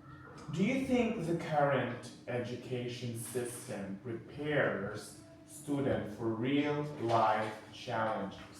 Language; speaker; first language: English; non-native, fluent; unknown